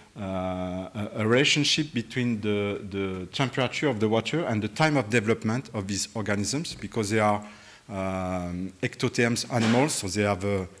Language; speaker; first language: English; non-native, fluent; French